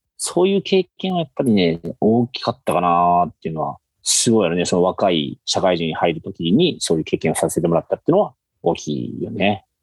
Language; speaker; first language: Japanese; native; Japanese